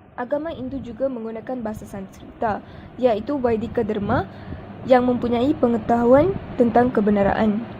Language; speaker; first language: Malay; non-native, local second language; Tamil